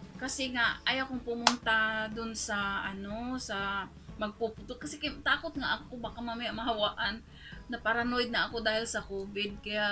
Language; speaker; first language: Filipino; non-native, local second language; Cebuano